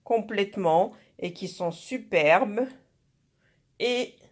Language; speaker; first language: French; non-native, local second language; Arabic